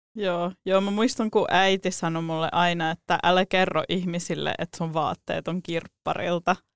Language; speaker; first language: Finnish; early bilingual, other home language; Russian